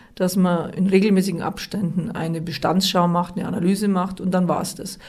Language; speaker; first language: German; native; German